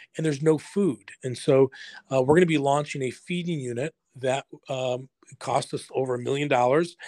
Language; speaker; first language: English; native; English